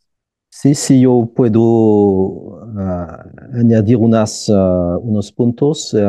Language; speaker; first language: Spanish; non-native, fluent; French